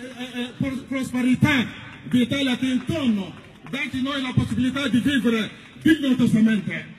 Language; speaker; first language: Italian; non-native, learner; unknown